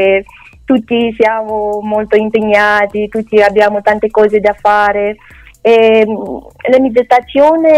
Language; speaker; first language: Italian; non-native, learner; Romanian